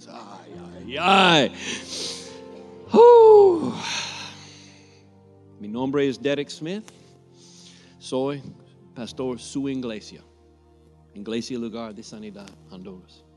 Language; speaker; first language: Spanish; non-native, learner; English